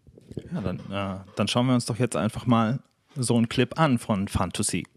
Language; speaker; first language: German; native; German